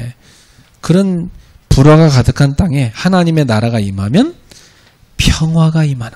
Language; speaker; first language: Korean; native; Korean